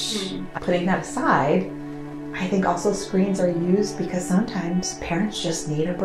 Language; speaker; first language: English; native; English